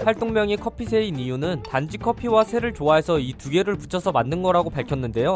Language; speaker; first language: Korean; native; Korean